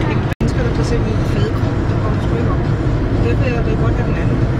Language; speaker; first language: Danish; native; Danish